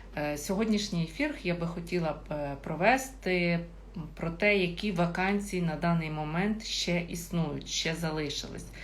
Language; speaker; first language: Ukrainian; non-native, local second language; Russian